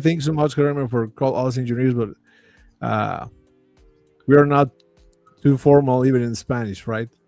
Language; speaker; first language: English; non-native, fluent; Spanish